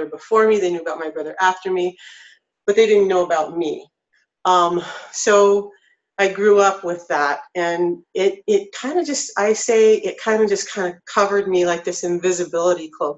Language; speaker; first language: English; native; English